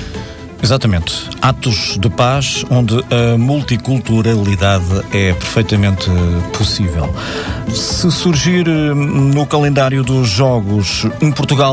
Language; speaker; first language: Portuguese; native; Portuguese